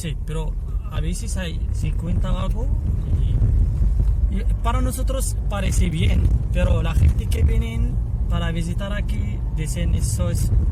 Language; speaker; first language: Spanish; non-native, learner; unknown